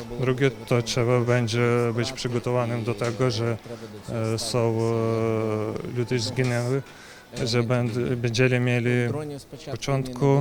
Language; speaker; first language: Polish; non-native, learner; Ukrainian